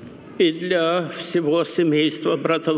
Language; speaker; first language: Russian; non-native, local second language; Romanian